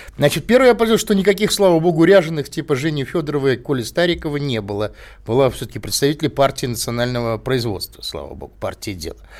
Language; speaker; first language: Russian; native; Russian